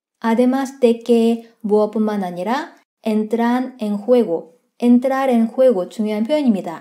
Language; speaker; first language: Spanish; non-native, fluent; Korean